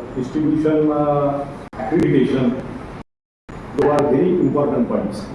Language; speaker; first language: English; non-native, local second language; Marathi